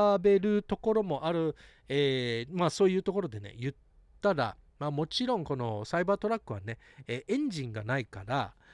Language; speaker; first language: Japanese; early bilingual, heritage; English